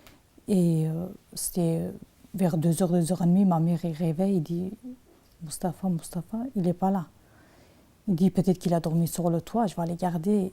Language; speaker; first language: French; non-native, learner; Turkish